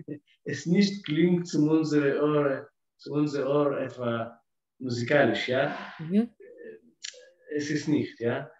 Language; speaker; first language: German; non-native, fluent; Russian